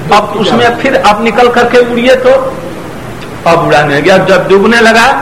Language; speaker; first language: Hindi; non-native, local second language; Bangla